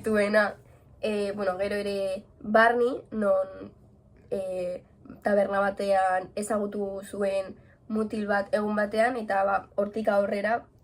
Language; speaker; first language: Basque; non-native, local second language; Spanish